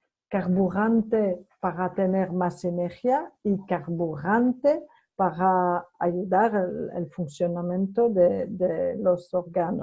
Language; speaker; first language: Spanish; non-native, fluent; French